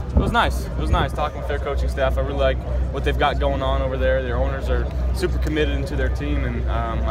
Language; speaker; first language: English; native; English